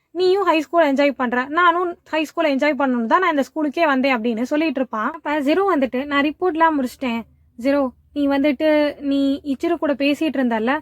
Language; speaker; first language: Tamil; native; Tamil